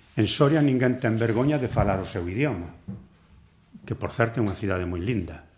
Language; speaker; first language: Galician; non-native, local second language; Spanish